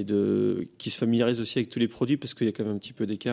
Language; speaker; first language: French; native; French